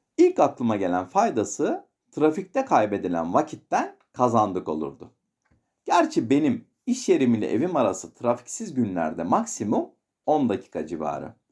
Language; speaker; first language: Turkish; native; Turkish